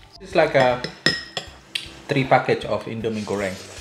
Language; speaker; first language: English; non-native, fluent; Javanese